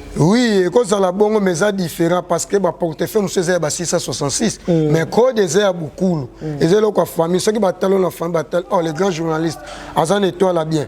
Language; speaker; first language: Lingala; non-native, local second language; Kongo